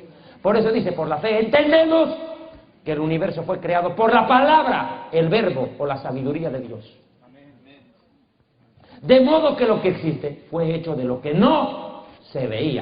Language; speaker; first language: Spanish; native; Spanish